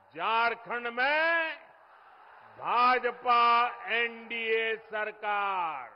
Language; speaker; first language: Hindi; non-native, local second language; Gujarati